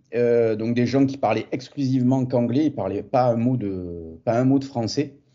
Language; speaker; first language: French; native; French